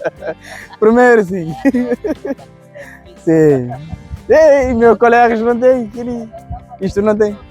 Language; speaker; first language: Portuguese; non-native, local second language; Kabuverdianu